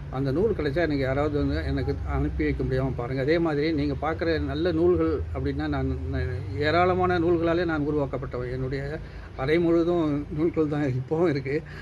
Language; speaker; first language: Tamil; non-native, local second language; Urdu